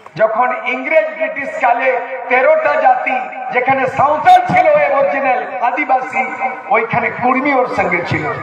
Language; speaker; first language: Bangla; non-native, local second language; Santali